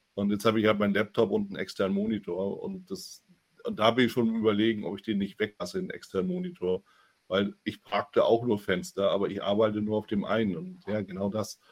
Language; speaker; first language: German; native; German